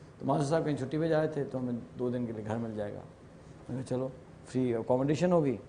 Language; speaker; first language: Urdu; native; Urdu